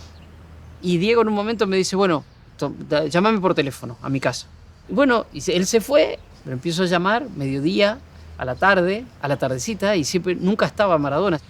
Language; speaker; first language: Spanish; native; Spanish